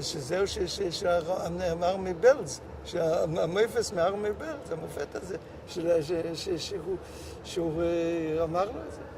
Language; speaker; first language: Hebrew; non-native, local second language; Yiddish